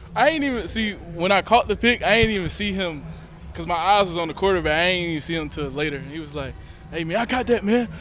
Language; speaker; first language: English; native; English